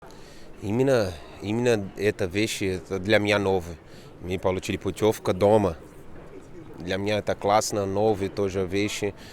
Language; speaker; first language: Russian; non-native, fluent; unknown